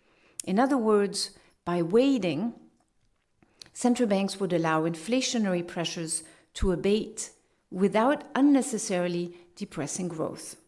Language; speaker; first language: English; non-native, fluent; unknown